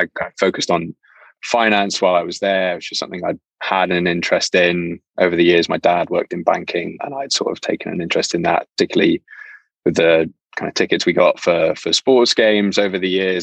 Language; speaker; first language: English; native; English